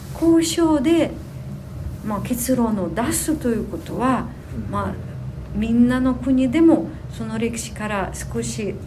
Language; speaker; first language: Japanese; non-native, fluent; Ukrainian